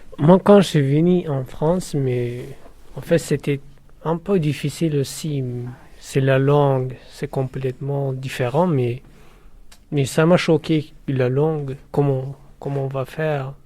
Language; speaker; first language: French; non-native, learner; Persian